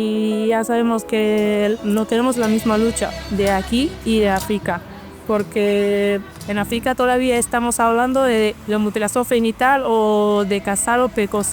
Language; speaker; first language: Spanish; non-native, fluent; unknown